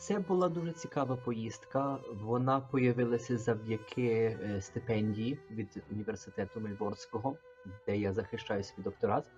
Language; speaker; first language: Ukrainian; early bilingual, heritage; Ukrainian